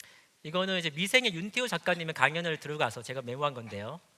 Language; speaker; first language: Korean; native; Korean